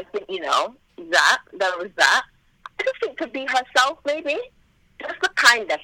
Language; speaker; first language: English; native; English